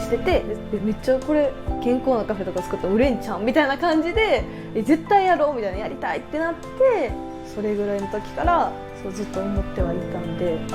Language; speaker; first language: Japanese; native; Japanese